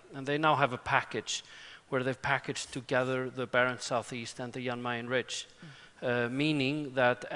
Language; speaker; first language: English; non-native, fluent; Icelandic